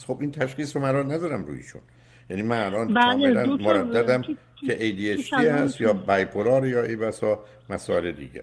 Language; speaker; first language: Persian; native; Persian